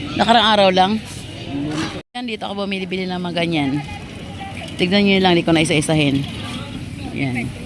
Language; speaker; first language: Filipino; native; Filipino